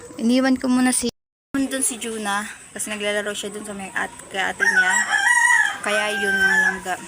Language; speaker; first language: Filipino; non-native, local second language; Waray